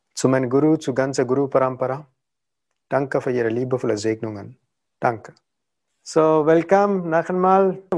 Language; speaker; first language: German; non-native, learner; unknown